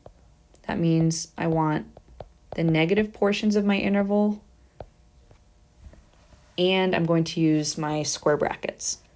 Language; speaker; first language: English; native; English